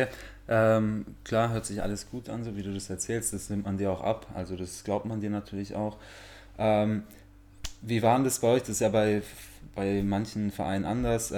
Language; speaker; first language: German; native; German